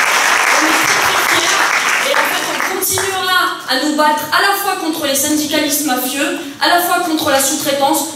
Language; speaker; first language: French; native; French